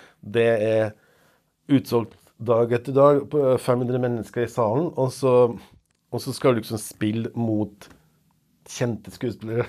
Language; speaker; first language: Norwegian; non-native, fluent; Serbian